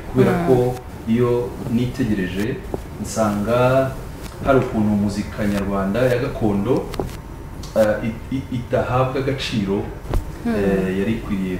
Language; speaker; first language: Kinyarwanda; early bilingual, heritage; Kinyarwanda